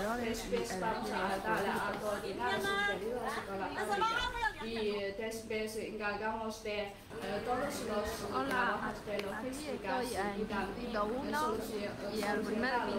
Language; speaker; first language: Spanish; non-native, learner; Chinese